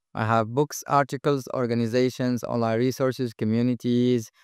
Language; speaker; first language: English; non-native, fluent; Arabic